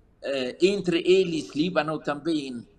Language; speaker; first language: Portuguese; non-native, fluent; Arabic